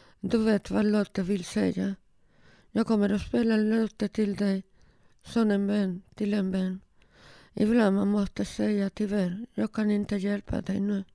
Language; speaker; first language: Swedish; non-native, learner; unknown